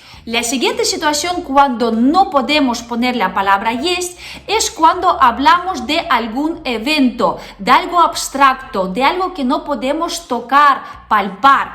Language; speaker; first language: Spanish; non-native, fluent; Russian